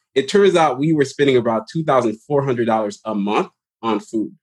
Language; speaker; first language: English; early bilingual, other home language; Haitian Creole